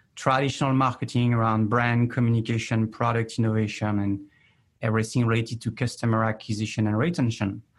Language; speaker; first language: English; non-native, fluent; French